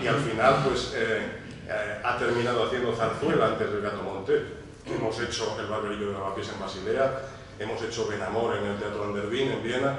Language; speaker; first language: Spanish; native; Spanish